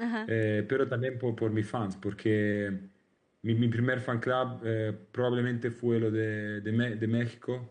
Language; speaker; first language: Spanish; non-native, learner; Italian